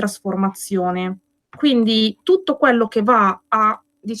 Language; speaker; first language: Italian; native; Italian